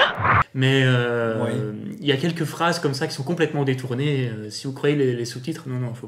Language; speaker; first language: French; native; French